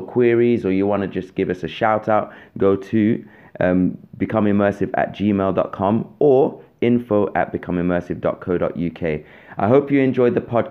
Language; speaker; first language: English; non-native, local second language; Krio